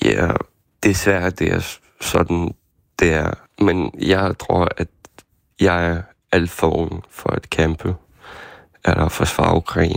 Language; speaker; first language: Danish; non-native, fluent; Ukrainian